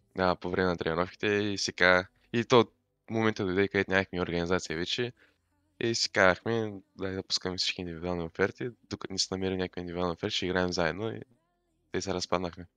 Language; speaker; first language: Bulgarian; non-native, local second language; Turkish